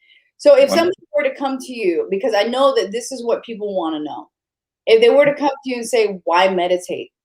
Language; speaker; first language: English; native; English